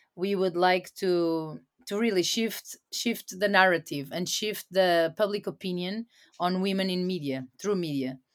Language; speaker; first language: English; non-native, fluent; Portuguese